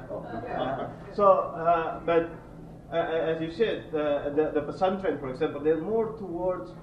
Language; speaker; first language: English; non-native, fluent; Indonesian